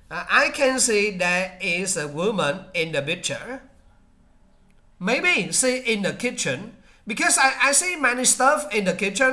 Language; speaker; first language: English; non-native, learner; Vietnamese